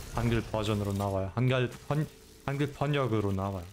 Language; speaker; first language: Korean; non-native, fluent; German